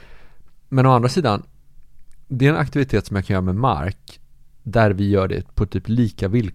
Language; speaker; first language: Swedish; native; Swedish